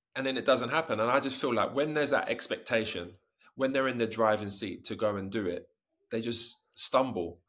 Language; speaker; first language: English; native; English